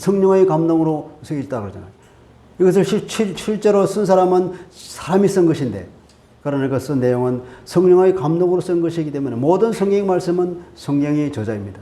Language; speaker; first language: Korean; native; Korean